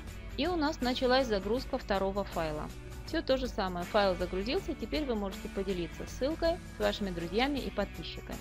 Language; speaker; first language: Russian; native; Russian